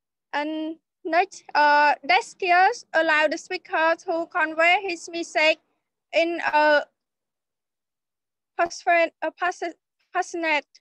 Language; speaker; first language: English; non-native, learner; Khmer